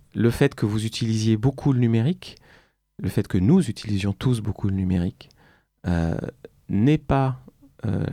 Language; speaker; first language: French; native; French